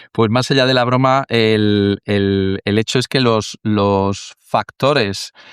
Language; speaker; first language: Spanish; native; Spanish